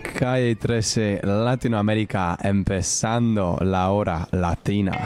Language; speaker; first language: Spanish; non-native, fluent; English